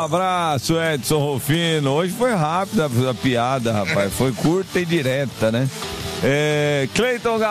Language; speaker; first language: Portuguese; native; Portuguese